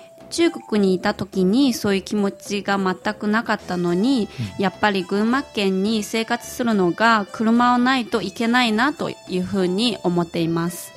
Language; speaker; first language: Japanese; non-native, fluent; Chinese